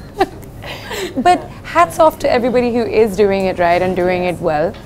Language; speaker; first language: English; native; English